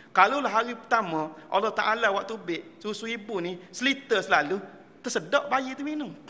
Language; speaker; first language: Malay; native; Malay